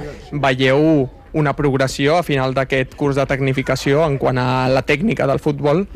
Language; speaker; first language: Catalan; native; Catalan